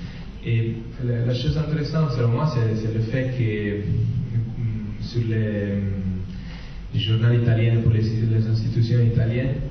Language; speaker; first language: French; non-native, fluent; Italian